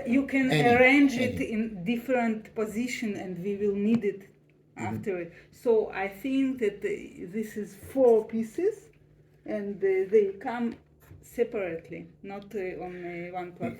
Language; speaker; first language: English; non-native, learner; Russian